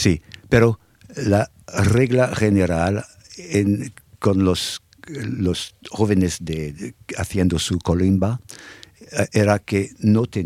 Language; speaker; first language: Spanish; non-native, fluent; English